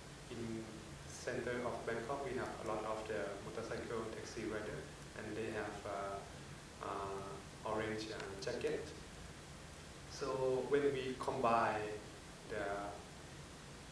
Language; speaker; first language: English; non-native, fluent; Thai